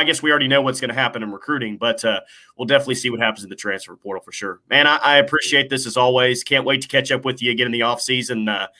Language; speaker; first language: English; native; English